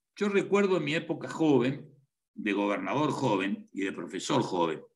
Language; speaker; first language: Spanish; native; Spanish